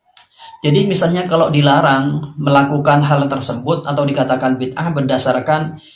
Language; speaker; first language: Indonesian; native; Indonesian